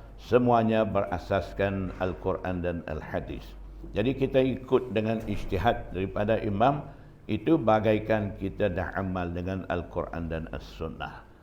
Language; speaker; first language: Malay; non-native, fluent; Burmese